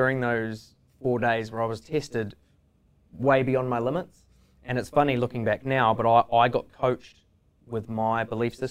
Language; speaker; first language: English; native; English